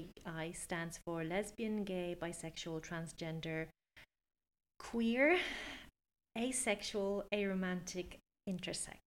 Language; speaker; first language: English; non-native, fluent; Polish